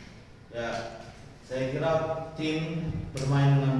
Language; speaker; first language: Indonesian; native; Indonesian